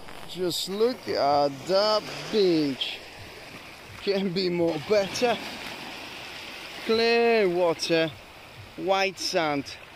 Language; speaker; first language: English; non-native, fluent; Polish